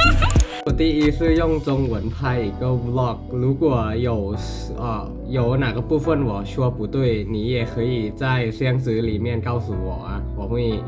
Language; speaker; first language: Chinese; non-native, learner; Thai